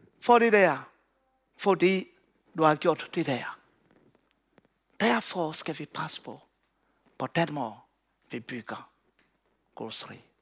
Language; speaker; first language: Danish; non-native, learner; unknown